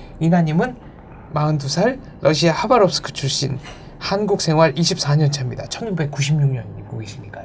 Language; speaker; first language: Korean; native; Korean